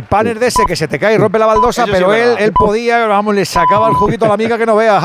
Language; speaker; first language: Spanish; native; Spanish